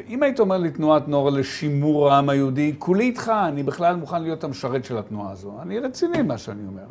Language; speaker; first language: Hebrew; native; Hebrew